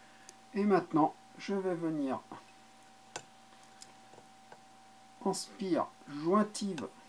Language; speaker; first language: French; native; French